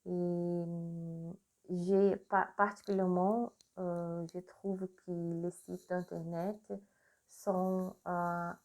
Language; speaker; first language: French; non-native, learner; Portuguese